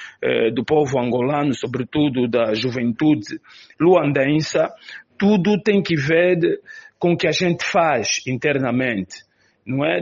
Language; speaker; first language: Portuguese; native; Portuguese